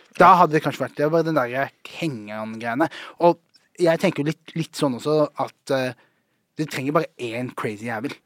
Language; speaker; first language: Norwegian; early bilingual, other home language; Somali